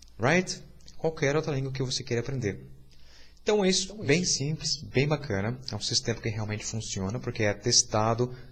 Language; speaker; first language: Portuguese; native; Portuguese